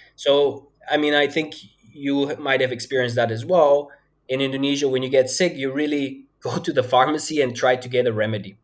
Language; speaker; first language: English; non-native, fluent; Bulgarian